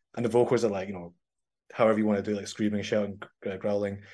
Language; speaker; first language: English; native; English